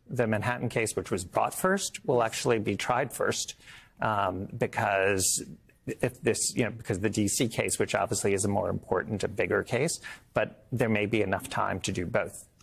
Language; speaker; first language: English; native; English